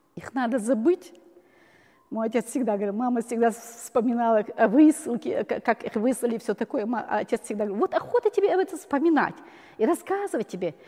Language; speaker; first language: Russian; non-native, local second language; Chechen